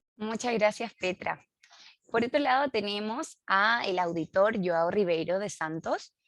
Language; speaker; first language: Spanish; native; Spanish